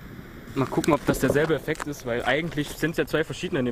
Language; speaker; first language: German; native; German